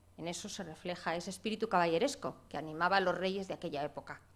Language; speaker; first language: Spanish; native; Spanish